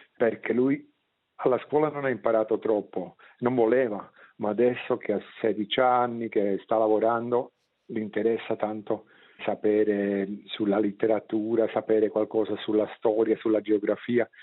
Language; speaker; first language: Italian; non-native, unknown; Swiss German